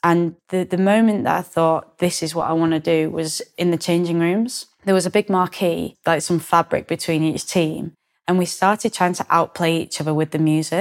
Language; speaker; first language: English; native; English